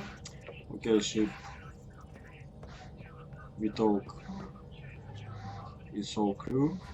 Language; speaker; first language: English; non-native, learner; Russian